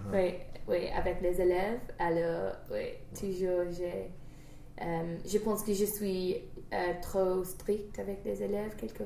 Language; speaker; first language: French; non-native, learner; English